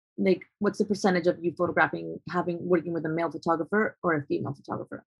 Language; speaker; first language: English; non-native, fluent; Spanish